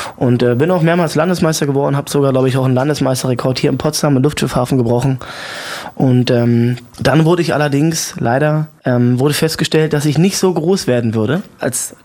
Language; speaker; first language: German; native; German